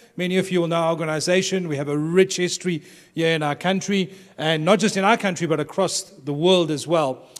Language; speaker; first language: English; native; English